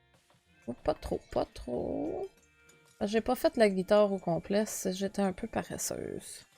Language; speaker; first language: French; native; French